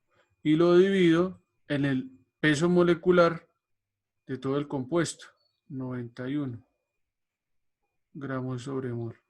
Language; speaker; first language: Spanish; native; Spanish